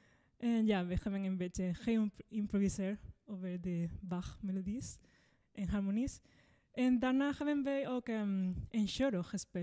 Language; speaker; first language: Dutch; non-native, fluent; Spanish